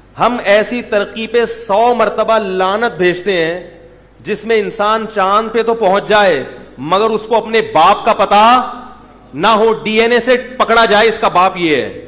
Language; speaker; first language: Urdu; native; Urdu